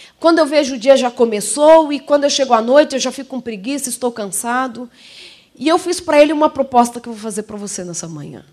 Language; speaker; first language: Portuguese; native; Portuguese